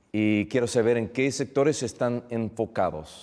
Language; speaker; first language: Spanish; non-native, fluent; English